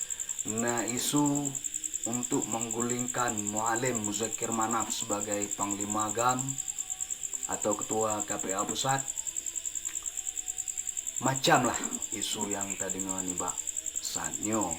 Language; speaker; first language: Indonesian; non-native, local second language; Achinese